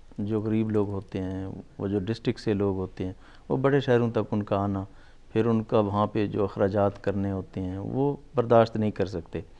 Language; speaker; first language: Urdu; non-native, local second language; Baluchi